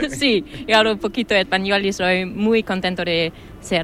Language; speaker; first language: Spanish; non-native, learner; German